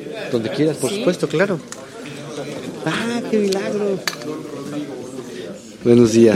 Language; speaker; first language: Spanish; native; Spanish